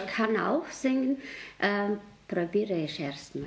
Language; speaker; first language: German; non-native, learner; Mongolian